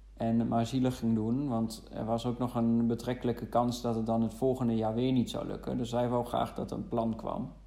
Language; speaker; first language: Dutch; non-native, fluent; German